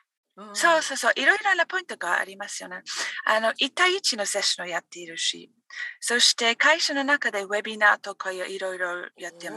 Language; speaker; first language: Japanese; non-native, learner; English